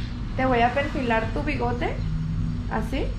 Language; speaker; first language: Spanish; native; Spanish